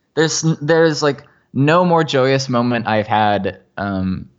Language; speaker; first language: English; native; English